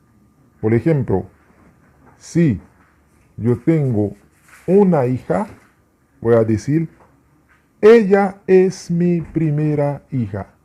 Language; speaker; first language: Spanish; non-native, fluent; Haitian Creole